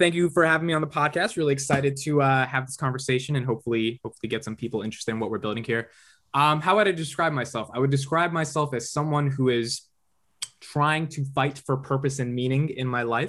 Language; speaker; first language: English; native; English